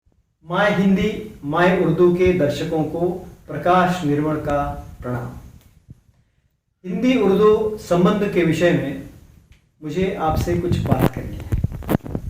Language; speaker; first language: Hindi; non-native, local second language; Konkani